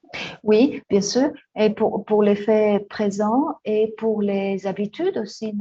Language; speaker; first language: French; non-native, fluent; Spanish